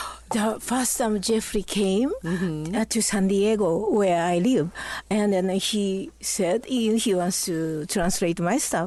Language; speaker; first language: English; non-native, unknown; Japanese